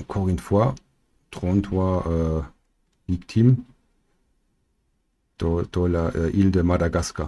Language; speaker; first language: French; non-native, learner; German